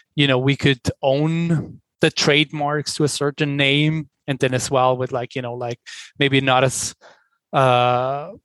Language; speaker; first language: English; non-native, fluent; Swiss German